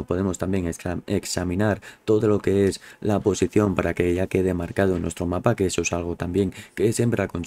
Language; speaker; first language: Spanish; native; Spanish